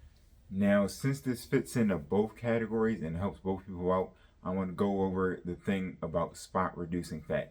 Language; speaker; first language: English; native; English